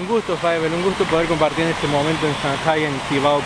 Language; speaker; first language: Spanish; native; Spanish